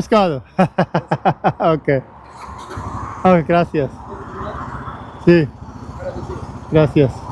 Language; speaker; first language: Spanish; non-native, learner; Urdu